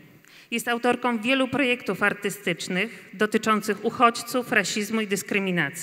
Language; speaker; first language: Polish; native; Polish